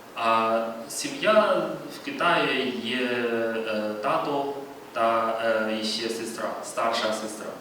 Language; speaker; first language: Ukrainian; non-native, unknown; Chinese